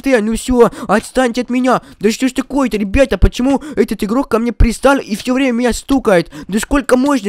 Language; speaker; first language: Russian; native; Russian